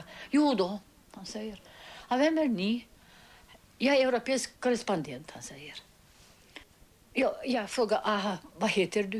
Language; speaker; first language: Swedish; early bilingual, heritage; Swedish